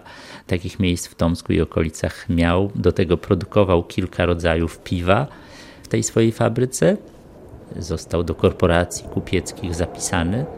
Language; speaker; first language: Polish; native; Polish